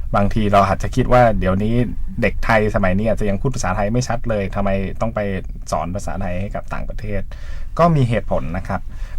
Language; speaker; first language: Thai; native; Thai